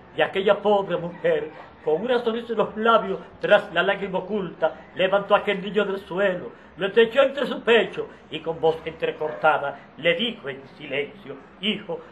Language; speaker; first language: Spanish; native; Spanish